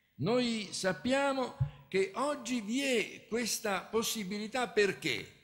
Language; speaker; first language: Italian; native; Italian